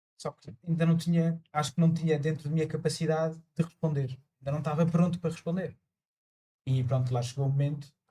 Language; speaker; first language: Portuguese; early bilingual, other home language; Spanish